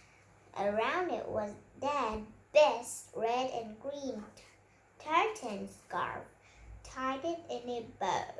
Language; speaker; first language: English; non-native, learner; Vietnamese